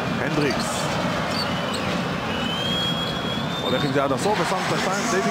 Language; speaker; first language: Hebrew; native; Hebrew